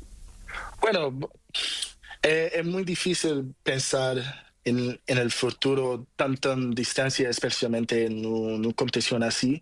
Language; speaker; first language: Spanish; non-native, learner; Portuguese